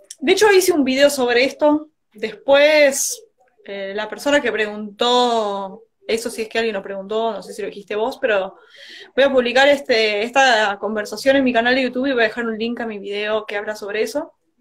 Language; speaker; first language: Spanish; native; Spanish